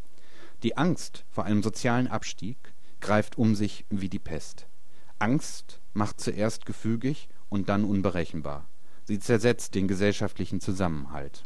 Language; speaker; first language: German; native; German